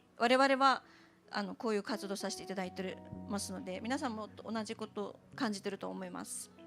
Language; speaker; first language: Japanese; non-native, fluent; Uyghur